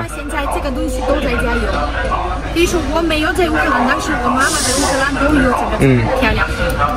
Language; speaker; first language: Chinese; non-native, learner; Ukrainian